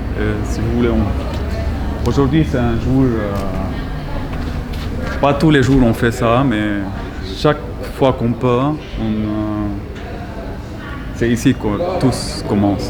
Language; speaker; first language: French; non-native, local second language; Arabic